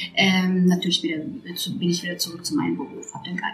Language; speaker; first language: German; non-native, fluent; Turkish